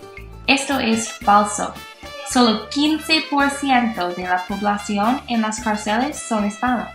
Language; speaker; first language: Spanish; non-native, learner; English